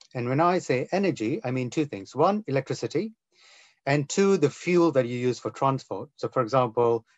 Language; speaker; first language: English; non-native, local second language; Tamil